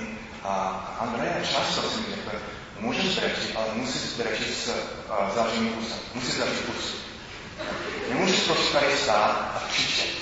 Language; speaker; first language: Czech; non-native, fluent; English